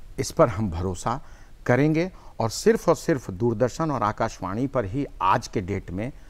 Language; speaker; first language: Hindi; native; Hindi